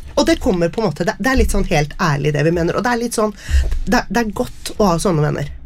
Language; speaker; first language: Norwegian; native; Norwegian